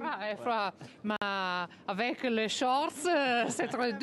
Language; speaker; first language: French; non-native, learner; Italian